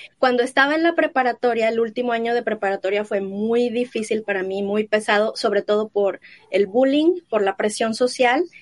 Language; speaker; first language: Spanish; native; Spanish